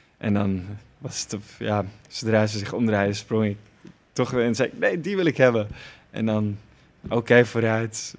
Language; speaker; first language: Dutch; native; Dutch